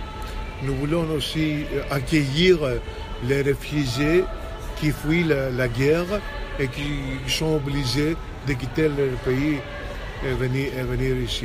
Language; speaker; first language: French; non-native, fluent; Greek